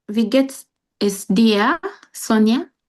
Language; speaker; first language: German; non-native, learner; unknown